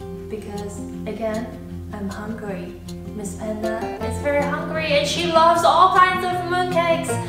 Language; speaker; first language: English; non-native, fluent; Chinese